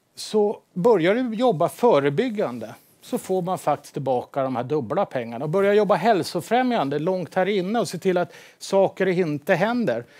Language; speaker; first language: Swedish; native; Swedish